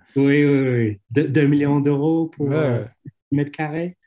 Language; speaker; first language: French; non-native, fluent; English